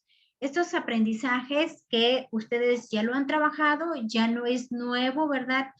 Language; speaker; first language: Spanish; native; Spanish